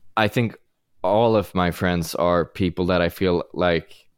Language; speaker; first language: English; non-native, fluent; Swedish